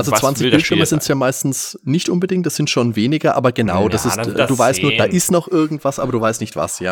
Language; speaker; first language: German; native; German